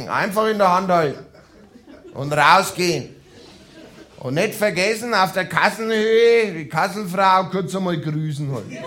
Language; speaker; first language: German; native; German